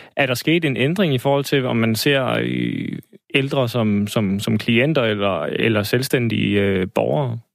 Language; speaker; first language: Danish; native; Danish